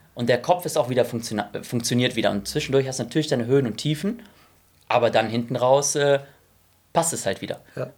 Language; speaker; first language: German; native; German